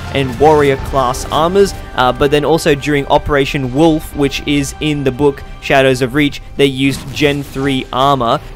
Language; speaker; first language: English; native; English